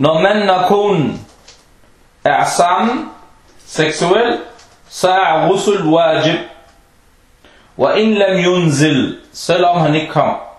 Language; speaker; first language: Danish; non-native, fluent; Arabic